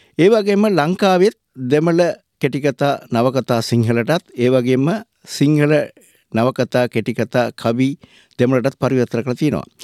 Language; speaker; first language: Sinhala; non-native, local second language; Tamil